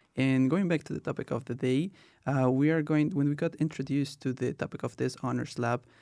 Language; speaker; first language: English; non-native, fluent; Spanish